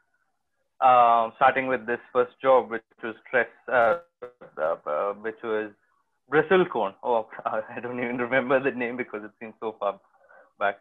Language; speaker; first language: English; non-native, local second language; Malayalam